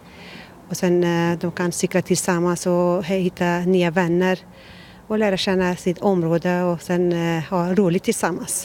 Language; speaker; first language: Swedish; non-native, learner; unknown